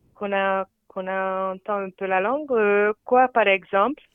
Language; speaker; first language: French; non-native, fluent; Hungarian